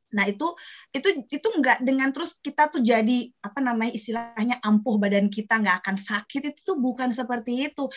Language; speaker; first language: Indonesian; native; Indonesian